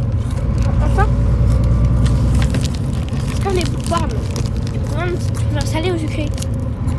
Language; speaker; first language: French; native; French